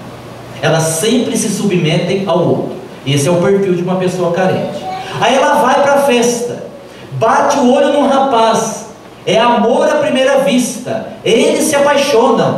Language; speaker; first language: Portuguese; native; Portuguese